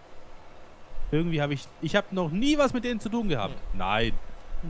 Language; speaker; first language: German; native; German